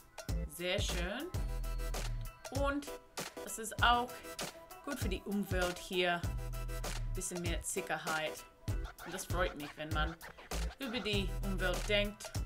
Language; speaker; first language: German; non-native, learner; English